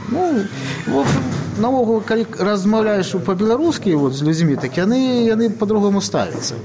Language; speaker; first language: Belarusian; non-native, local second language; Russian